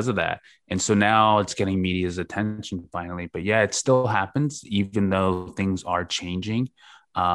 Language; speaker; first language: English; native; English